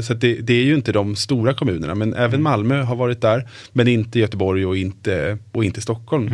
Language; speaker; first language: Swedish; native; Swedish